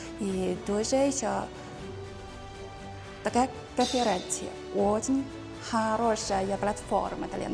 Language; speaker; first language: Russian; non-native, local second language; Kyrgyz